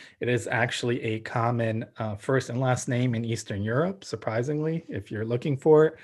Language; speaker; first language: English; early bilingual, other home language; Ukrainian